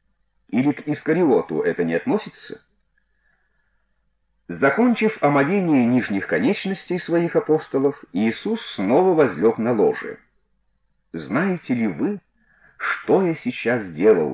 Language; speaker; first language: Russian; native; Russian